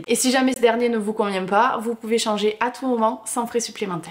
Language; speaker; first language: French; native; French